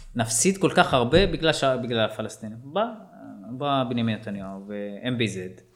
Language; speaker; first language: Hebrew; non-native, local second language; Arabic